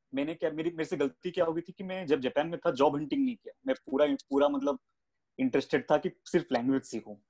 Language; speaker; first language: Hindi; native; Hindi